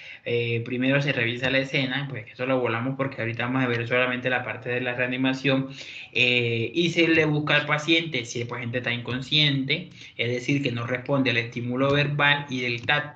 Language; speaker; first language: Spanish; native; Spanish